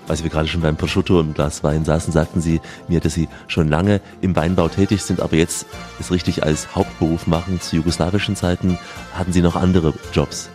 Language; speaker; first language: German; native; German